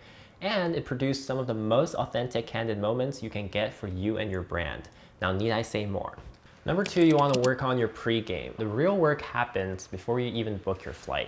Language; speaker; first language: English; native; English